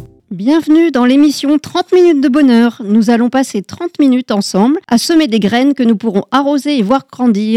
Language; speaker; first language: French; native; French